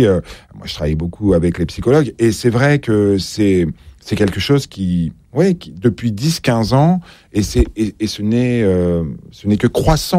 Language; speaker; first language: French; native; French